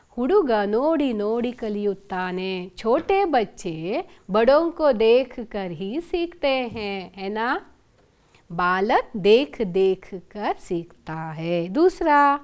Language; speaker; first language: Hindi; non-native, local second language; Kannada